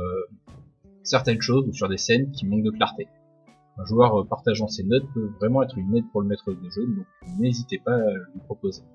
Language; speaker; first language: French; native; French